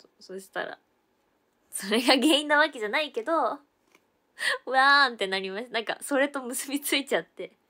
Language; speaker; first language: Japanese; native; Japanese